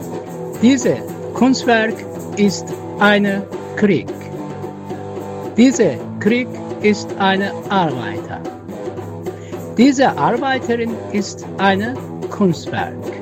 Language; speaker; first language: German; non-native, learner; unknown